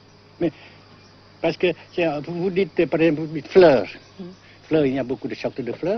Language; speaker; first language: French; non-native, local second language; Vietnamese